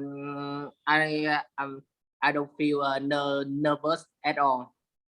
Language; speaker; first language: English; non-native, learner; Vietnamese